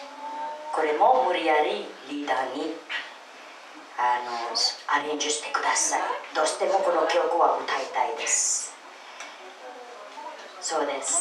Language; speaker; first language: Japanese; non-native, fluent; Filipino